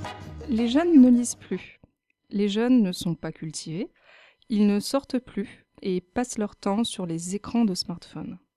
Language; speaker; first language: French; native; French